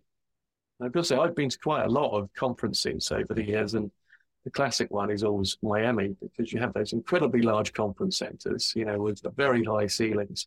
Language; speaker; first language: English; native; English